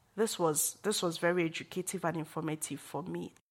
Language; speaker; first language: English; non-native, local second language; Igbo